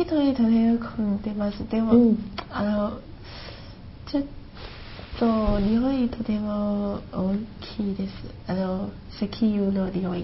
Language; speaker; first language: Japanese; non-native, learner; Chinese